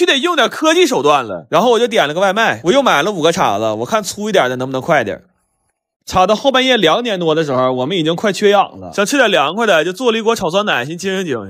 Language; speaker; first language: Chinese; native; Chinese